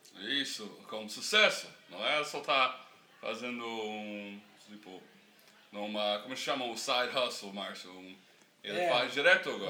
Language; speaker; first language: Portuguese; non-native, learner; English